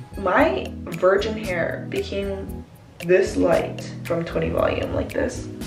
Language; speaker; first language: English; early bilingual, other home language; Korean